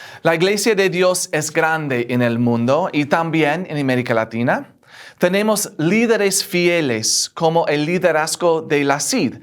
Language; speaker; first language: Spanish; non-native, fluent; English